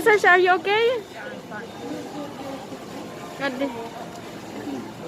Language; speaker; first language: English; non-native, local second language; Filipino